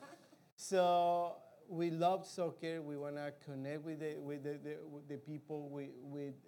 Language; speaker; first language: English; non-native, fluent; Spanish